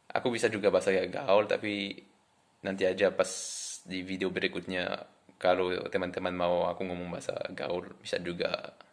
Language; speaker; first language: Indonesian; non-native, fluent; French